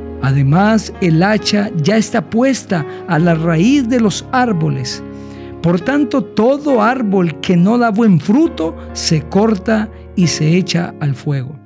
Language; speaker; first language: Spanish; native; Spanish